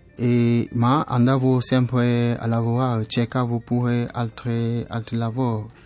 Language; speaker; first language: Italian; non-native, fluent; French